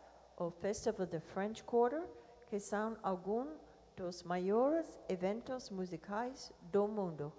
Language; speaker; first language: Portuguese; non-native, learner; English